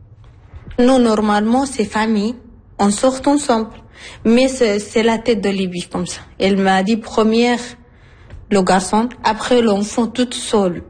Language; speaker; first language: French; non-native, learner; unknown